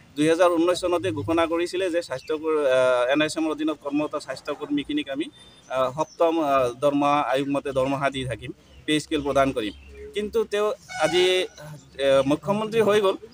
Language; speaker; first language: Assamese; native; Assamese